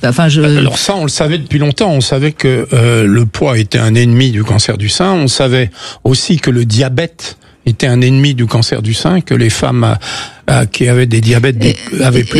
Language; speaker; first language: French; native; French